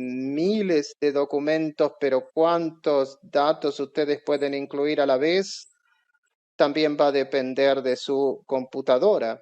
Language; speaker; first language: Spanish; non-native, fluent; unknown